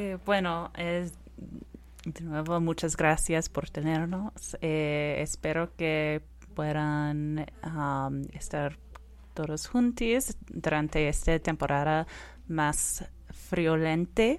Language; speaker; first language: Spanish; non-native, fluent; English